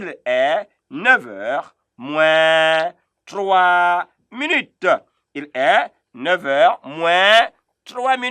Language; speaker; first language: French; non-native, fluent; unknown